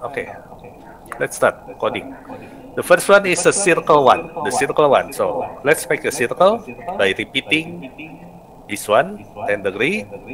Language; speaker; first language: English; non-native, fluent; Indonesian